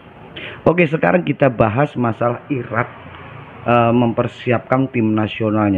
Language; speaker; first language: Indonesian; native; Indonesian